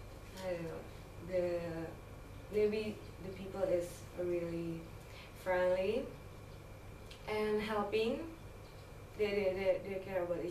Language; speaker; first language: English; non-native, learner; Indonesian